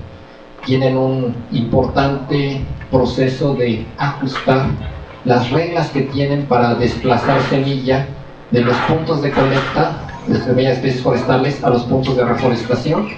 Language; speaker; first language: Spanish; native; Spanish